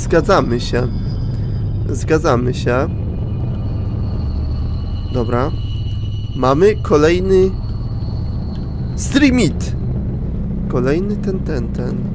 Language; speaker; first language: Polish; native; Polish